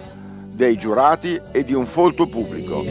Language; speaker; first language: Italian; native; Italian